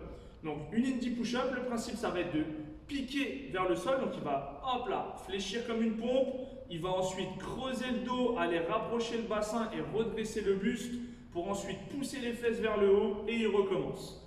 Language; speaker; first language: French; native; French